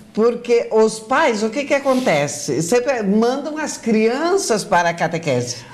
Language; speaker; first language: Portuguese; native; Portuguese